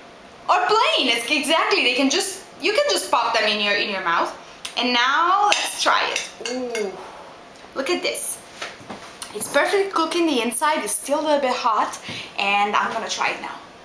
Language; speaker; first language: English; non-native, fluent; Italian